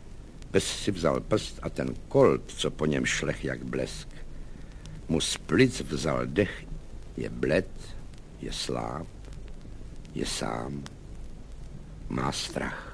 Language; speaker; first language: Czech; native; Czech